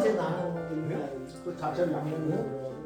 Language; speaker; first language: Korean; native; Korean